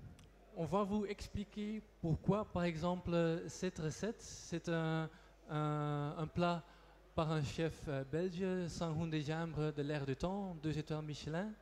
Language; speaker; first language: French; non-native, local second language; Dutch